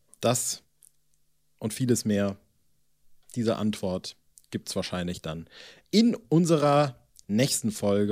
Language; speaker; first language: German; native; German